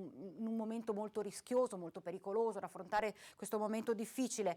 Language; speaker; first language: Italian; native; Italian